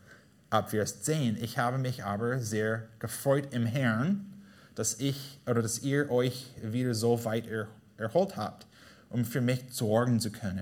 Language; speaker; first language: German; non-native, fluent; English